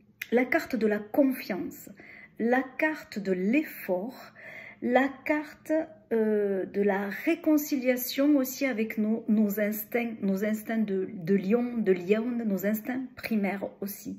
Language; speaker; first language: French; native; French